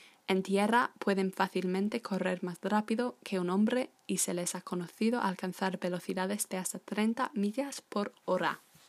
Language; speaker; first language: Spanish; non-native, fluent; English